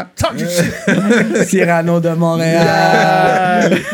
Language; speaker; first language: French; native; French